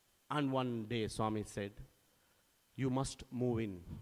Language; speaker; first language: English; non-native, local second language; Telugu